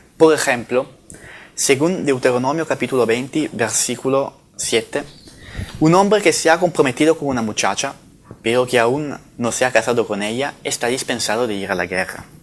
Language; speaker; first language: Spanish; non-native, fluent; Italian